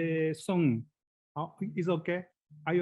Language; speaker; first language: English; non-native, learner; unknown